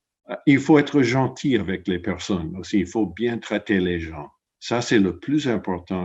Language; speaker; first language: French; non-native, fluent; English